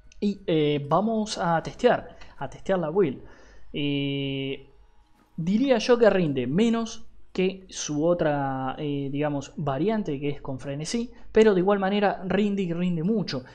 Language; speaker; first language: Spanish; native; Spanish